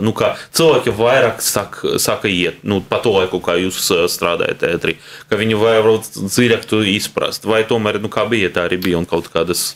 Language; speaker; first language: Latvian; non-native, local second language; Russian